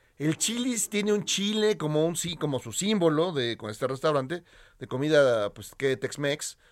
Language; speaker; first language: Spanish; native; Spanish